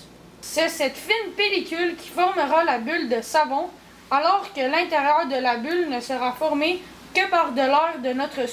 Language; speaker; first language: French; native; French